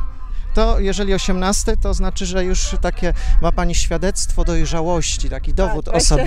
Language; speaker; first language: Polish; native; Polish